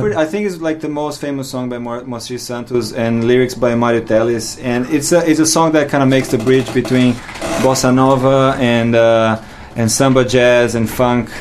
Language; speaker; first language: English; non-native, fluent; Portuguese